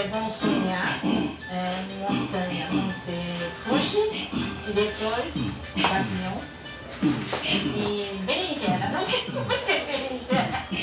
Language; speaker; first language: Portuguese; non-native, learner; Japanese